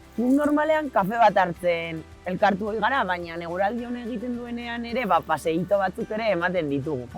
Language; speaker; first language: Basque; native; Basque